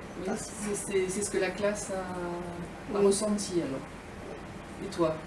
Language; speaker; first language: French; native; French